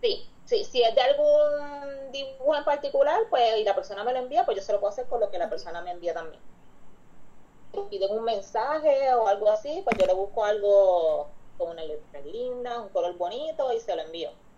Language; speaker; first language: Spanish; native; Spanish